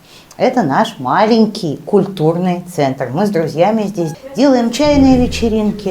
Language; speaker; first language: Russian; native; Russian